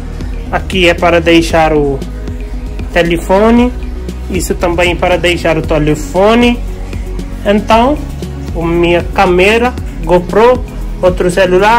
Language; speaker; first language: Portuguese; non-native, fluent; Hindi